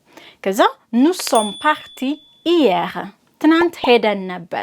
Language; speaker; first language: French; non-native, fluent; Amharic